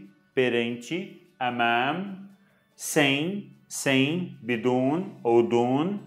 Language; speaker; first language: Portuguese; non-native, fluent; Arabic